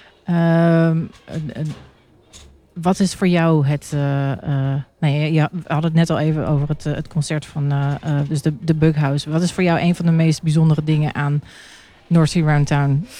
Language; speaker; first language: Dutch; early bilingual, heritage; Dutch